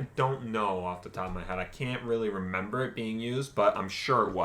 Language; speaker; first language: English; native; English